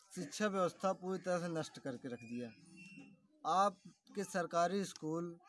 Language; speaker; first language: Hindi; native; Hindi